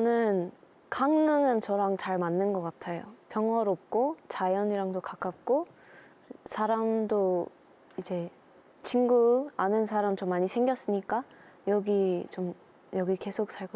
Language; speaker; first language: Korean; non-native, learner; English